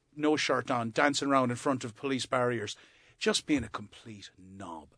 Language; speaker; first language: English; native; English